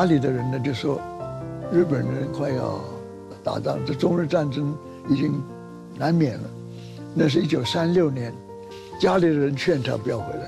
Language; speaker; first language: Chinese; early bilingual, heritage; Chinese